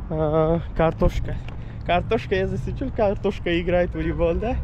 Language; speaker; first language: Russian; non-native, learner; Urdu